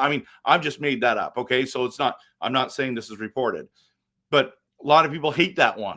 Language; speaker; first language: English; native; English